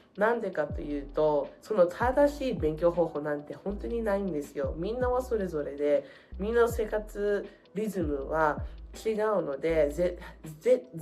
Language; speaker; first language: Japanese; non-native, fluent; English